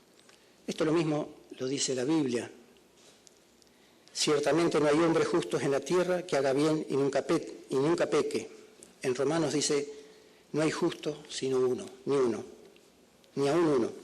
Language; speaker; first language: Spanish; native; Spanish